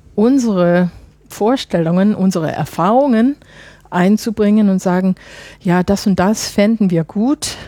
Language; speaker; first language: German; non-native, fluent; English